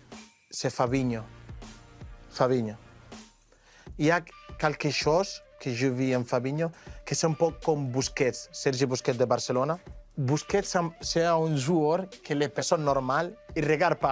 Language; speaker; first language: French; non-native, fluent; Spanish